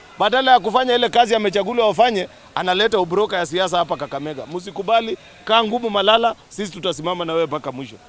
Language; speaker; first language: Swahili; non-native, local second language; Kalenjin